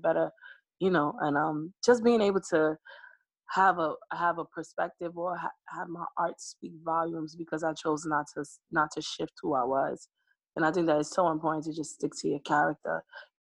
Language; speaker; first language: English; native; English